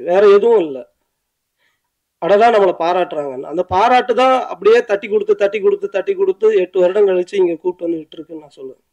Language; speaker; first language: Tamil; native; Tamil